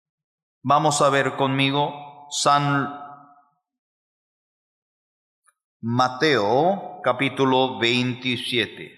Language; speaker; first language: Spanish; non-native, fluent; Korean